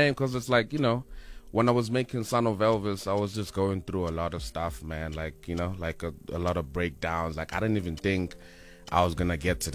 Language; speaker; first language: English; non-native, local second language; Northern Sotho